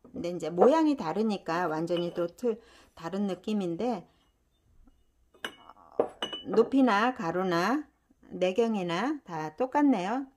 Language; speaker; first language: Korean; native; Korean